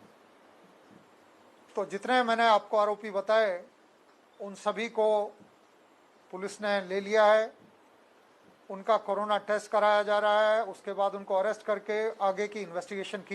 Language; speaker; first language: Hindi; non-native, local second language; Gujarati